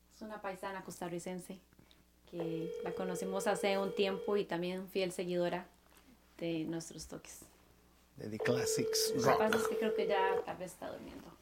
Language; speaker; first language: Spanish; native; Spanish